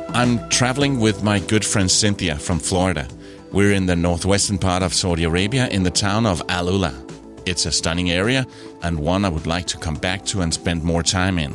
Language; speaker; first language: English; non-native, fluent; Danish